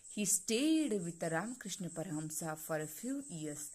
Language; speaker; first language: English; non-native, local second language; Kannada